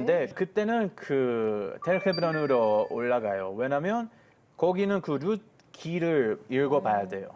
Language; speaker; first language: Korean; non-native, fluent; Hebrew